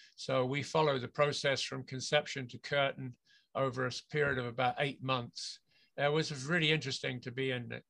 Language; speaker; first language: English; native; English